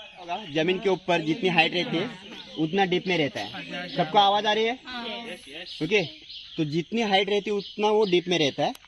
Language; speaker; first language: Hindi; non-native, local second language; Marathi